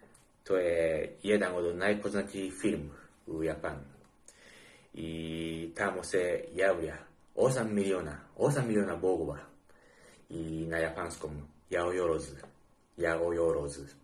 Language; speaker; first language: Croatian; non-native, learner; Japanese